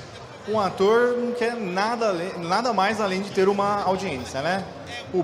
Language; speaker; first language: Portuguese; native; Portuguese